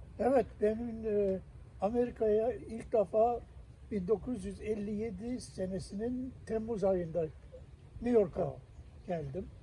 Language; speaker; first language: Turkish; native; Turkish